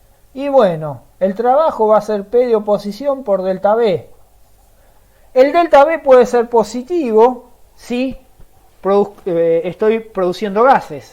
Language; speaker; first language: Spanish; native; Spanish